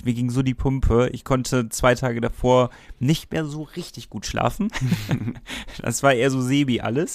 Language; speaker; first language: German; native; German